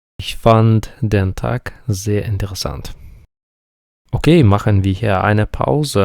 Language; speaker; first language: German; non-native, fluent; Ukrainian